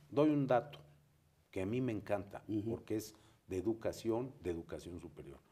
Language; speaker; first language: Spanish; native; Spanish